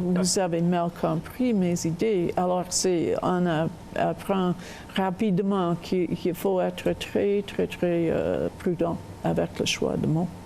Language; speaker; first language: French; non-native, local second language; English